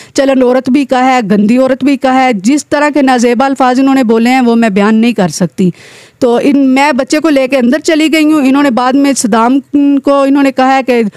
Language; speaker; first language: Urdu; non-native, local second language; Pahari-Potwari